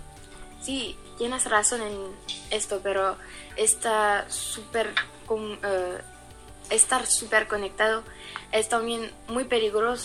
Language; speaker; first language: Spanish; non-native, fluent; French